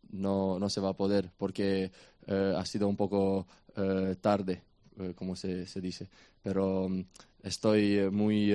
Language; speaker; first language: Spanish; non-native, fluent; Romanian